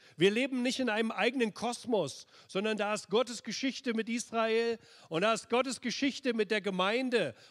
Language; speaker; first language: German; native; German